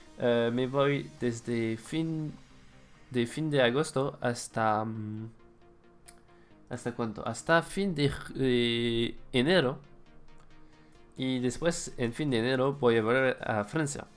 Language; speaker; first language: Spanish; non-native, fluent; French